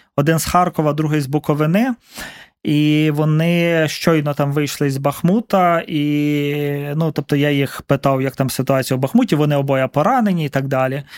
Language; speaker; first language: Ukrainian; native; Ukrainian